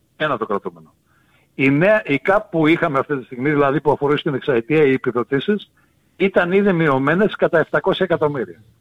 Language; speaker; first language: Greek; native; Greek